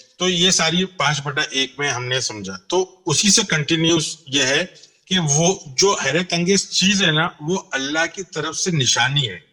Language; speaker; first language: Urdu; non-native, local second language; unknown